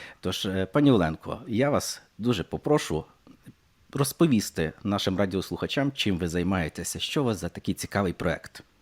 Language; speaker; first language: Ukrainian; native; Ukrainian